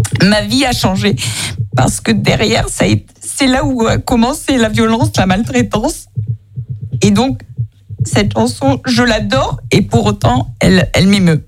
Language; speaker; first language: French; native; French